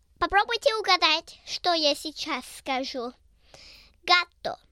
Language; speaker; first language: Russian; early bilingual, heritage; Russian